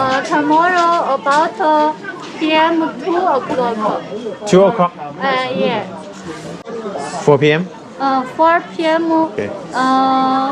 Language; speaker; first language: English; non-native, learner; Chinese